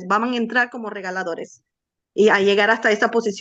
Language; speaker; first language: Spanish; native; Spanish